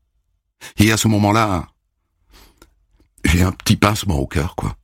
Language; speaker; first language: French; native; French